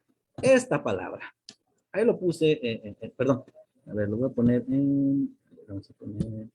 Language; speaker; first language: Spanish; non-native, local second language; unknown